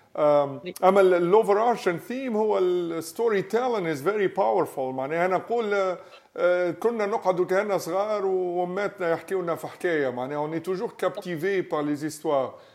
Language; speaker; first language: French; non-native, local second language; Arabic